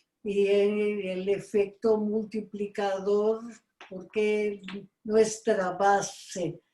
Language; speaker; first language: Spanish; non-native, fluent; Portuguese